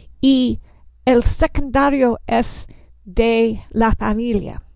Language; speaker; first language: Spanish; non-native, learner; English